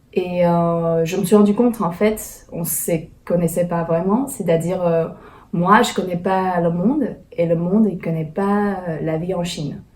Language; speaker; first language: French; non-native, fluent; Chinese